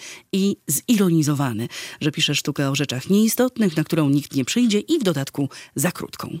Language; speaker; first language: Polish; native; Polish